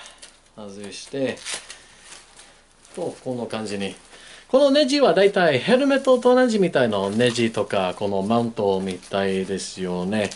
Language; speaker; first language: Japanese; non-native, learner; English